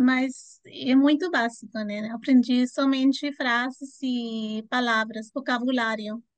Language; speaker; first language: Portuguese; non-native, fluent; Spanish